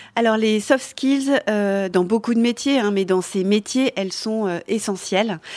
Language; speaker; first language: French; native; French